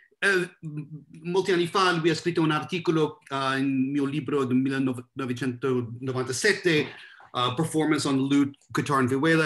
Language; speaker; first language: Italian; non-native, learner; English